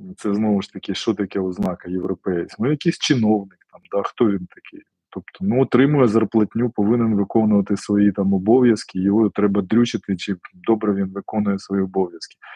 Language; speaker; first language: Ukrainian; non-native, local second language; Russian